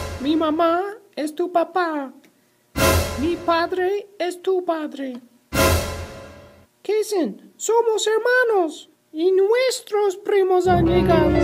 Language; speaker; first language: Spanish; non-native, learner; English